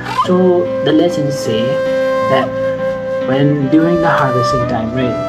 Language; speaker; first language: English; non-native, local second language; Nepali